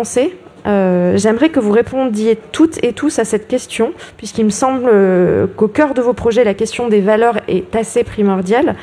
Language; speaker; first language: French; native; French